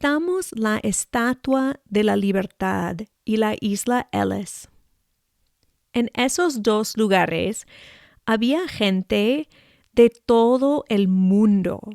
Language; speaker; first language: Spanish; non-native, fluent; English